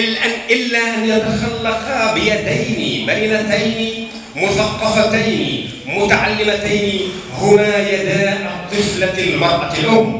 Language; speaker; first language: Arabic; native; Arabic